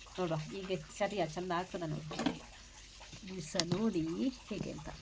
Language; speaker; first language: Kannada; non-native, local second language; Tulu